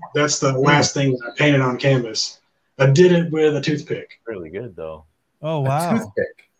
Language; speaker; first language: English; native; English